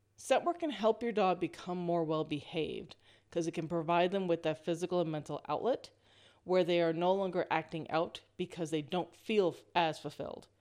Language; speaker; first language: English; native; English